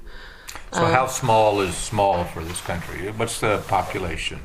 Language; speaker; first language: English; native; English